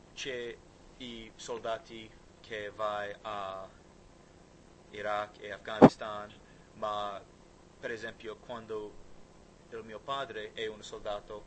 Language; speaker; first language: Italian; non-native, learner; English